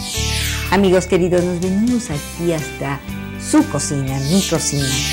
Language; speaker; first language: Spanish; native; Spanish